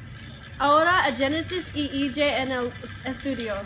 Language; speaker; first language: Spanish; non-native, learner; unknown